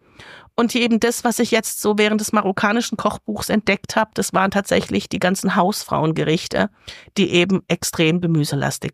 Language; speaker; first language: German; native; German